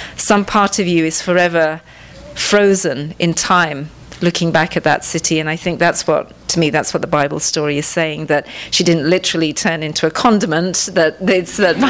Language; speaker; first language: English; non-native, local second language; Tamil